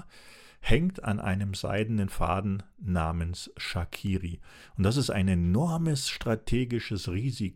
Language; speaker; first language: German; native; German